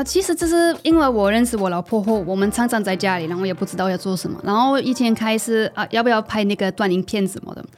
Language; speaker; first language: Chinese; non-native, fluent; German